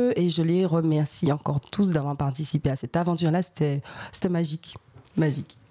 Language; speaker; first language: French; native; French